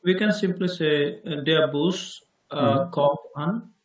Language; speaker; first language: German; non-native, learner; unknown